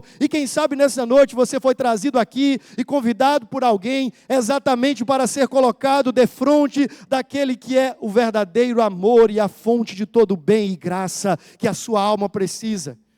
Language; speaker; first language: Portuguese; native; Portuguese